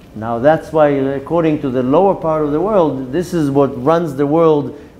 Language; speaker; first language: English; non-native, fluent; Hebrew